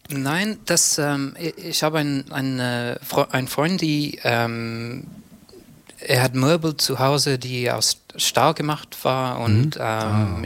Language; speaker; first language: German; non-native, learner; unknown